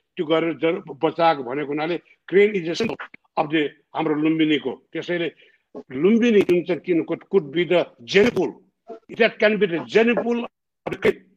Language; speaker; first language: Nepali; native; Nepali